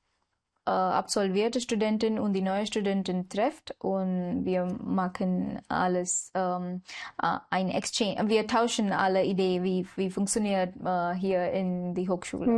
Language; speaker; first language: German; non-native, learner; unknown